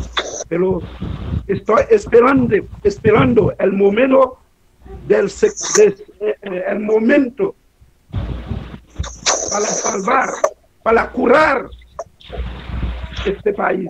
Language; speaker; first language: Spanish; non-native, learner; Haitian Creole